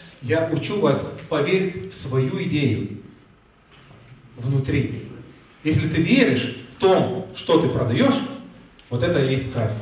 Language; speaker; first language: Russian; non-native, fluent; Lithuanian